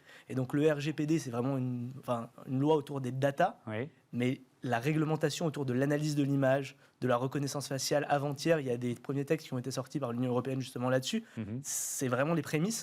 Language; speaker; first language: French; native; French